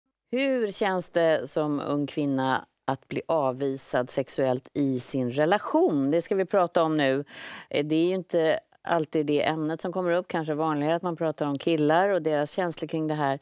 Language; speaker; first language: Swedish; native; Swedish